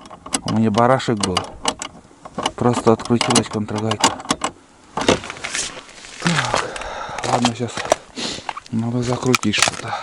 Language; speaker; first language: Russian; native; Russian